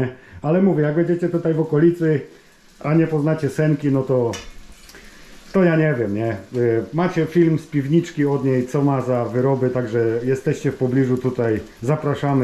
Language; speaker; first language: Polish; native; Polish